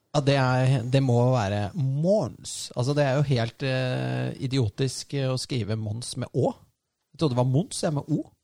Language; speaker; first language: Norwegian; native; Norwegian